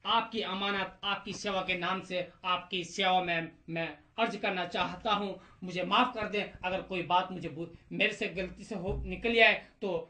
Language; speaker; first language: Hindi; native; Hindi